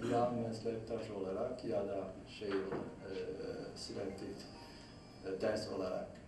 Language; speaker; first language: Turkish; non-native, fluent; Chinese